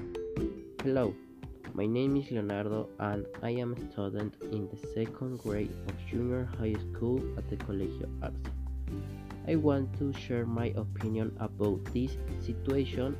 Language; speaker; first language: English; non-native, learner; Spanish